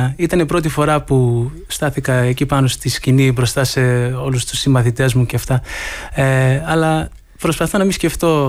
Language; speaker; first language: Greek; early bilingual, heritage; Greek